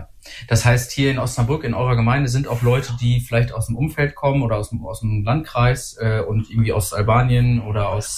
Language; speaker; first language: German; native; German